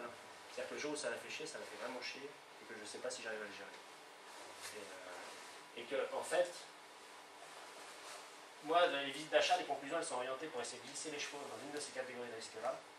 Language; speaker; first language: French; native; French